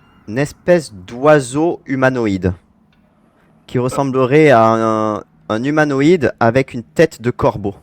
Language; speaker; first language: French; native; French